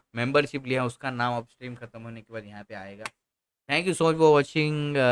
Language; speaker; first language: Hindi; non-native, local second language; Marathi